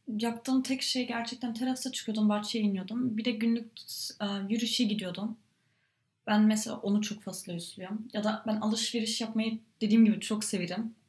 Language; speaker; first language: Turkish; early bilingual, heritage; Turkish